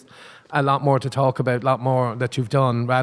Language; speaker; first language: English; native; English